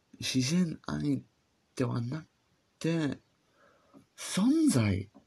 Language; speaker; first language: Japanese; non-native, learner; English